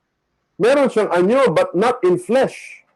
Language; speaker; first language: Filipino; native; Filipino